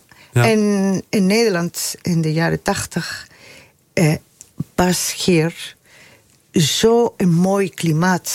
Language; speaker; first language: Dutch; non-native, fluent; Spanish